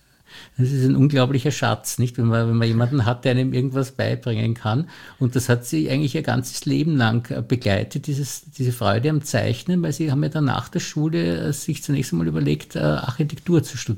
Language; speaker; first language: German; native; German